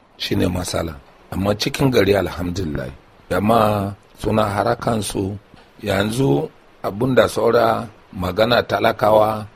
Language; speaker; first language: Hausa; non-native, local second language; Kanuri